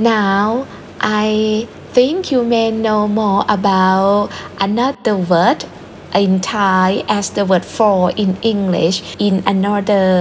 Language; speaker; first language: English; non-native, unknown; Thai